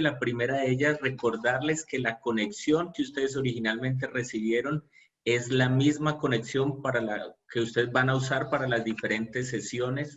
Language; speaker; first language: Spanish; native; Spanish